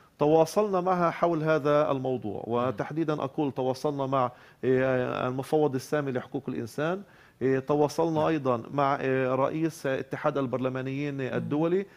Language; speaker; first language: Arabic; native; Arabic